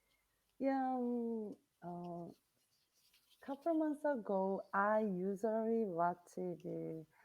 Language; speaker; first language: English; non-native, learner; Korean